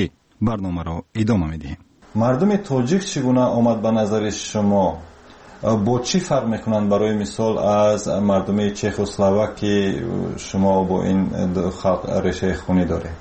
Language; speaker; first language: Tajik; native; Tajik